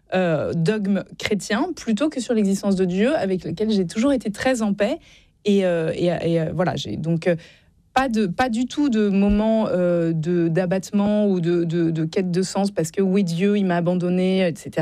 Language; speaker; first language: French; native; French